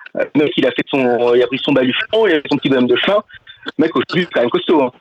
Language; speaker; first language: French; native; French